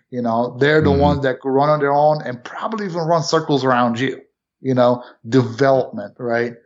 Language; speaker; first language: English; early bilingual, other home language; Romanian